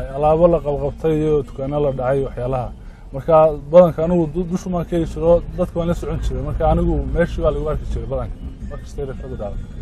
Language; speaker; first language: Somali; early bilingual, other home language; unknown